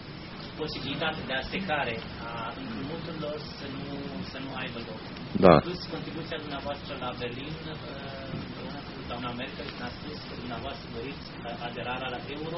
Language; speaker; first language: Romanian; native; Romanian